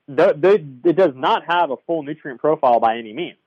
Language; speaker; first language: English; native; English